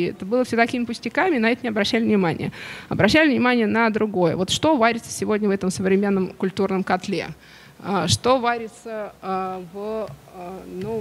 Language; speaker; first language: Russian; native; Russian